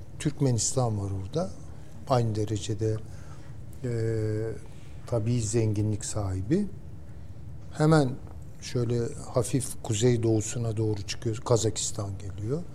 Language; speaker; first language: Turkish; native; Turkish